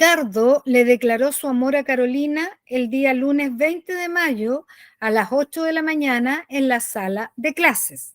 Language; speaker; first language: Spanish; native; Spanish